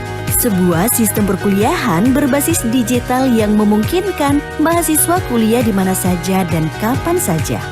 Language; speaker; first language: Indonesian; native; Indonesian